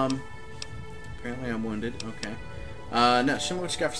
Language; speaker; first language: English; native; English